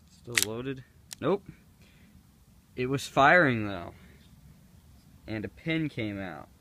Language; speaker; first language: English; native; English